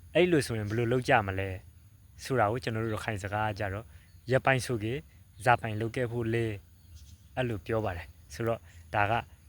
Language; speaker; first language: Burmese; non-native, local second language; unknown